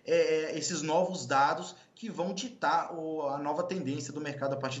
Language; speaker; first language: Portuguese; native; Portuguese